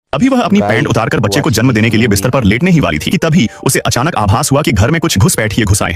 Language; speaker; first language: Hindi; native; Hindi